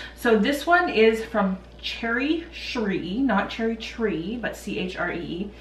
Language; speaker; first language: English; native; English